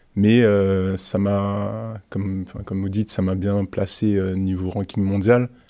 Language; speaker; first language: French; early bilingual, other home language; Haitian Creole